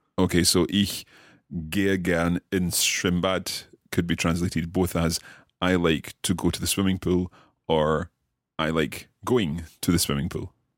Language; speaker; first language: English; native; English